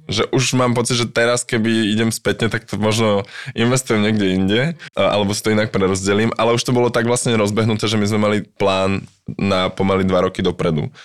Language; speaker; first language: Slovak; native; Slovak